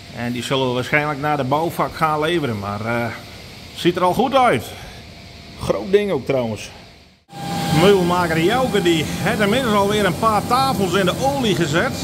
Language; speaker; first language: Dutch; non-native, local second language; Western Frisian